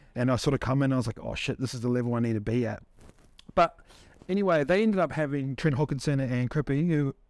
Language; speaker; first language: English; native; English